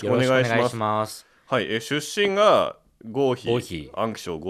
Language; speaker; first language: Japanese; native; Japanese